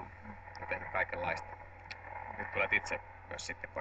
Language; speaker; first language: Finnish; native; Finnish